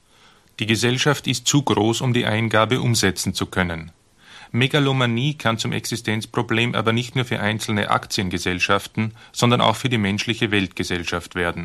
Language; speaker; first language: German; native; German